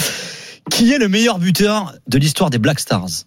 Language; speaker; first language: French; native; French